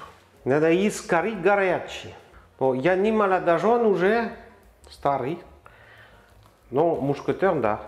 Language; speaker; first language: Russian; non-native, learner; French